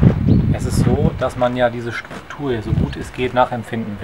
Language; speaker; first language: German; native; German